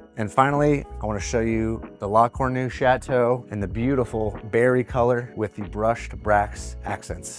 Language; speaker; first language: English; native; English